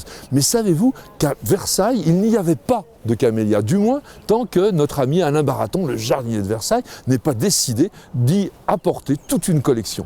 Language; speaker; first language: French; native; French